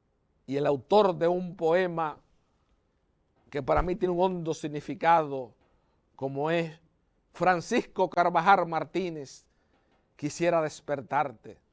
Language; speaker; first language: Spanish; native; Spanish